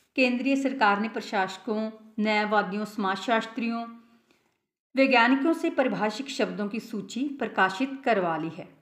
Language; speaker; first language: Hindi; non-native, local second language; Punjabi